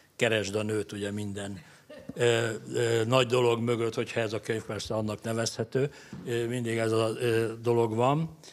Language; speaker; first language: Hungarian; native; Hungarian